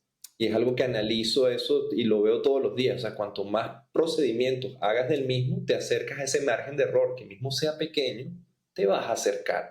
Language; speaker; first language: Spanish; native; Spanish